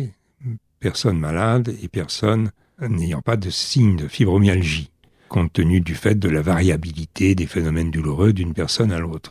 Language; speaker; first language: French; native; French